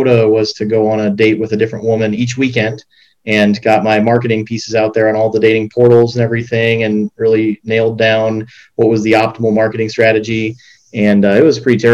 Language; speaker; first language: English; native; English